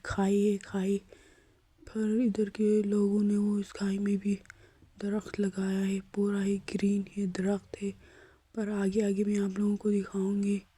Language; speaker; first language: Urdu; non-native, local second language; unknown